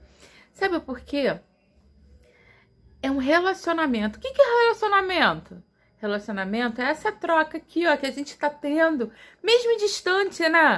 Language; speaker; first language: Portuguese; native; Portuguese